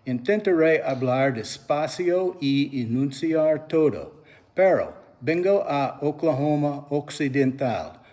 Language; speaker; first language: Spanish; non-native, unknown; English